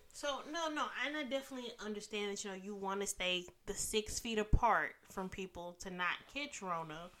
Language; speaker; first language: English; native; English